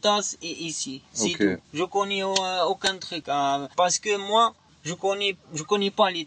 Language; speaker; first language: French; non-native, learner; Arabic